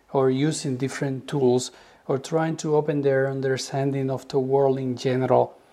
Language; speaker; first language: English; non-native, fluent; Spanish